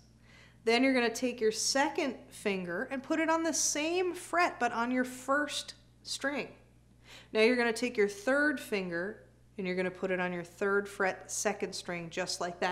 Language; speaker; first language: English; native; English